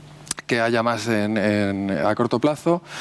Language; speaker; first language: Spanish; native; Spanish